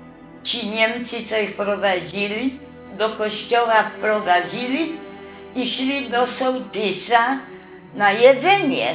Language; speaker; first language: Polish; non-native, local second language; Kashubian